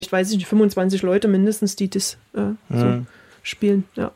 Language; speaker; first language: German; native; German